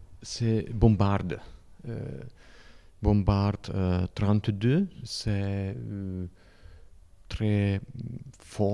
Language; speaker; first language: French; non-native, learner; Slovak